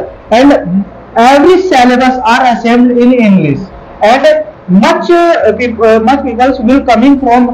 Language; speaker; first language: English; non-native, local second language; Hindi